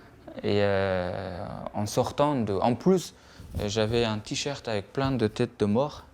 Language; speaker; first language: French; non-native, fluent; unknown